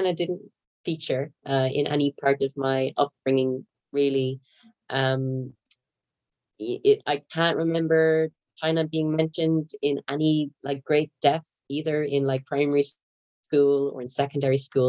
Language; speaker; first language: English; native; English